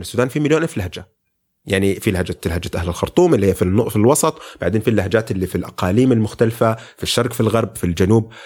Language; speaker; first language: Arabic; early bilingual, heritage; Arabic